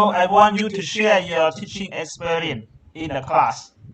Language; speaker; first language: English; non-native, learner; Khmer